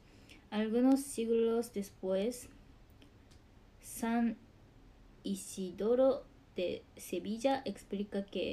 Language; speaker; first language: Spanish; non-native, learner; Japanese